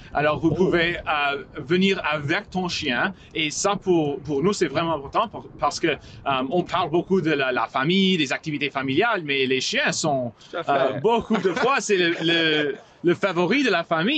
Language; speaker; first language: French; non-native, local second language; English